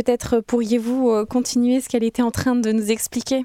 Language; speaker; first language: French; native; French